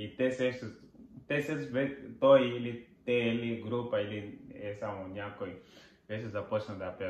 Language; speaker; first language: Bulgarian; non-native, learner; Portuguese